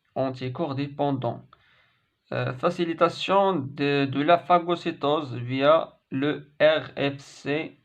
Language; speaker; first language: French; non-native, local second language; Arabic